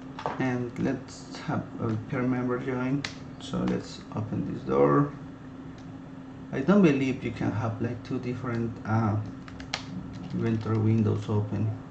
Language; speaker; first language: English; non-native, fluent; Spanish